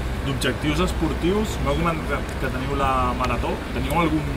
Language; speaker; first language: Catalan; native; Catalan